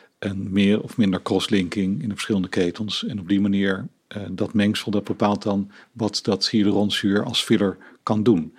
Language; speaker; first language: Dutch; native; Dutch